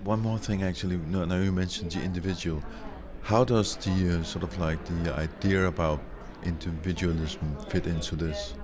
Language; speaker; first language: English; non-native, fluent; Danish